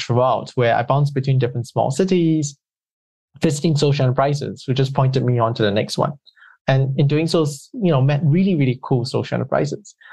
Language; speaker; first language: English; native; English